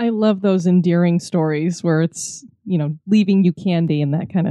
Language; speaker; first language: English; native; English